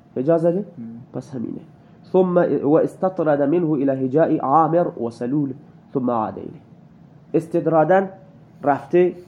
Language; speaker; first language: Persian; non-native, local second language; Baluchi